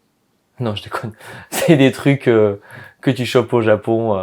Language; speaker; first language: French; native; French